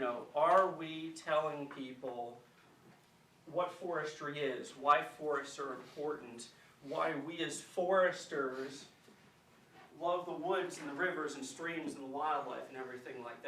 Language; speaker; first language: English; native; English